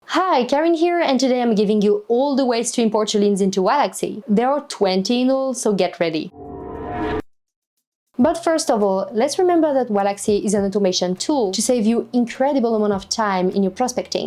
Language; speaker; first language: English; non-native, fluent; French